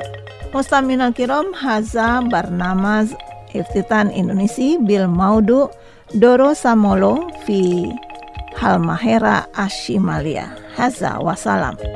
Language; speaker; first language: Arabic; non-native, fluent; Indonesian